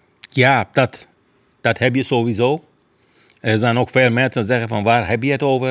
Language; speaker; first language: Dutch; non-native, fluent; Persian